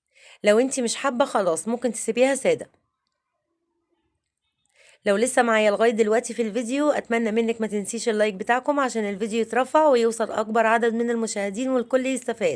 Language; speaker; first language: Arabic; native; Arabic